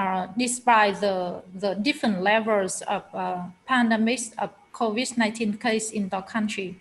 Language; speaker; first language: English; non-native, fluent; Vietnamese